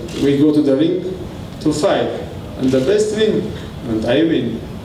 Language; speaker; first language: English; non-native, learner; Armenian